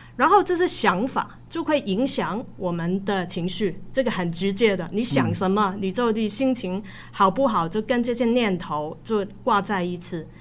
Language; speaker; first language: Chinese; non-native, local second language; Cantonese